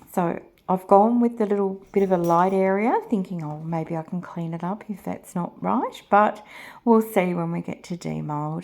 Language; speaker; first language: English; native; English